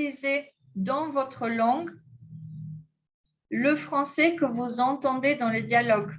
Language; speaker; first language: French; non-native, fluent; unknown